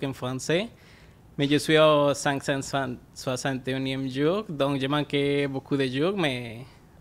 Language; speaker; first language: French; non-native, fluent; Spanish